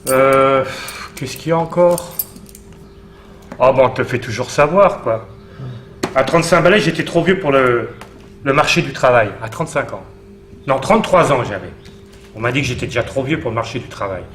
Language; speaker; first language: French; native; French